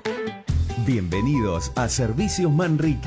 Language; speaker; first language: Spanish; native; Spanish